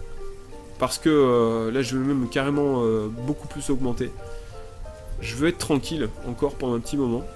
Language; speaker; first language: French; native; French